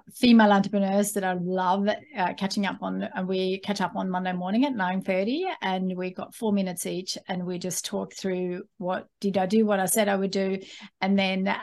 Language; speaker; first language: English; non-native, fluent; Swedish